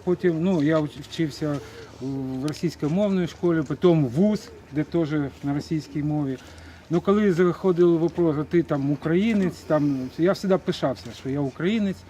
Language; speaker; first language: Ukrainian; non-native, local second language; Russian